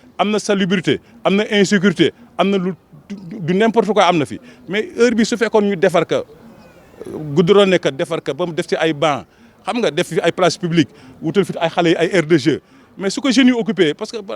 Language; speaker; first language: Wolof; native; Wolof